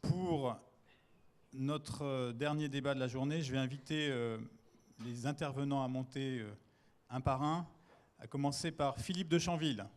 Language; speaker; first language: French; native; French